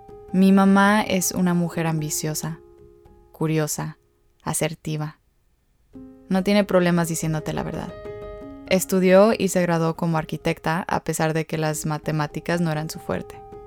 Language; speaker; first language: Spanish; early bilingual, heritage; Spanish